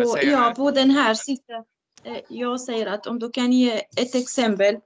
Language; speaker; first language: Swedish; non-native, learner; Arabic